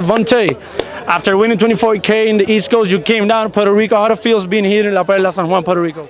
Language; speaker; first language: English; non-native, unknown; Spanish